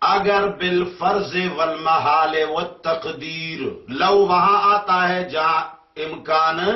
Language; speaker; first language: Urdu; non-native, local second language; Pashto